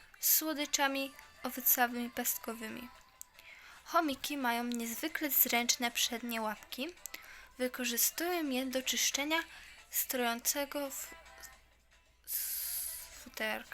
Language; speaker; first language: Polish; native; Polish